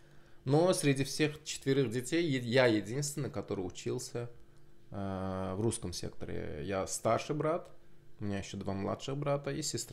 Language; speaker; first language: Russian; non-native, local second language; Azerbaijani